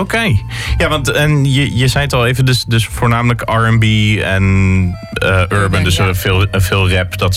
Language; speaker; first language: Dutch; native; Dutch